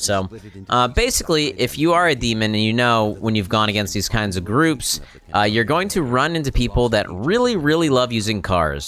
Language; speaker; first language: English; native; English